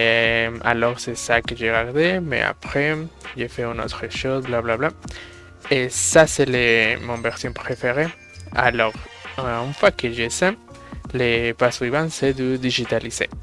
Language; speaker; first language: French; non-native, fluent; Spanish